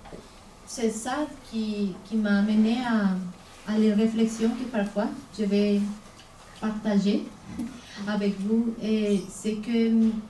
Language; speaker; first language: French; non-native, fluent; Spanish